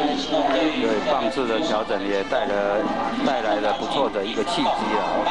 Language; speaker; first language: Chinese; native; Chinese